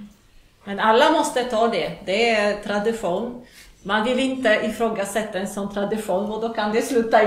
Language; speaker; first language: Swedish; non-native, fluent; Polish